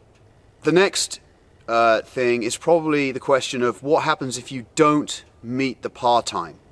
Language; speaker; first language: English; native; English